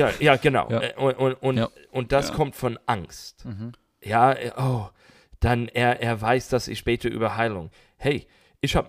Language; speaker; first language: German; non-native, learner; English